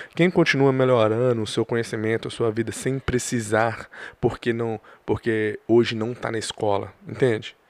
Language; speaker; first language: Portuguese; early bilingual, other home language; English